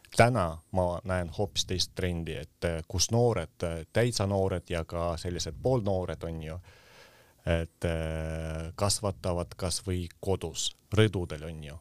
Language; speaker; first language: Estonian; non-native, local second language; Russian